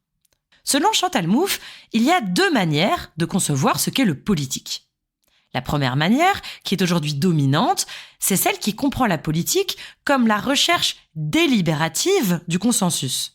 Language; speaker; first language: French; native; French